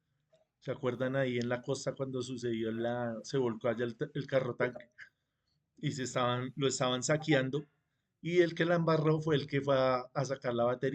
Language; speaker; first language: Spanish; native; Spanish